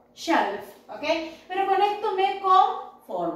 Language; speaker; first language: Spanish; native; Spanish